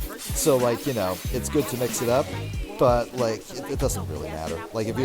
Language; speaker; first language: English; native; English